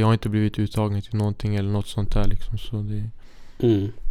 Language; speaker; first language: Swedish; early bilingual, other home language; Syriac